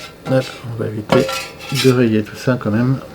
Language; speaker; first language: French; native; French